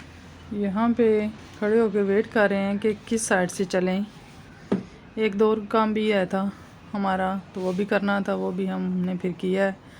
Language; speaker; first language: Hindi; native; Hindi